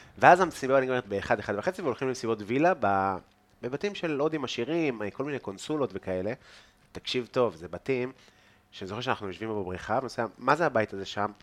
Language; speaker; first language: Hebrew; native; Hebrew